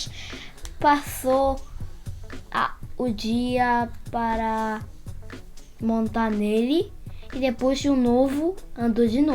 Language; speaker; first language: Portuguese; early bilingual, heritage; Portuguese